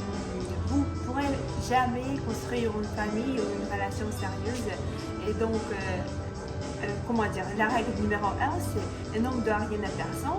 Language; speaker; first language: French; non-native, local second language; Ukrainian